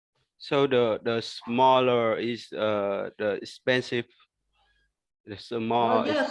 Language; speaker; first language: English; non-native, learner; Vietnamese